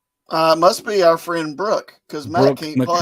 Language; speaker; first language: English; native; English